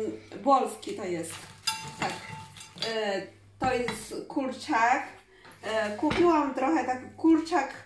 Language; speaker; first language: Polish; non-native, learner; Chinese